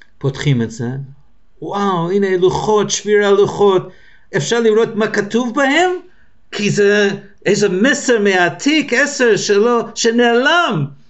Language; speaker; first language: Hebrew; non-native, fluent; English